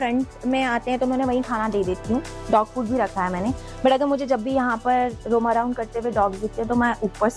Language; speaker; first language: Hindi; native; Hindi